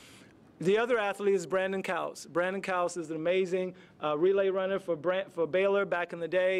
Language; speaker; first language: English; native; English